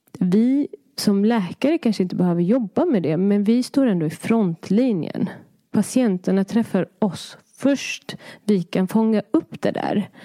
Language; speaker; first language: Swedish; early bilingual, other home language; Persian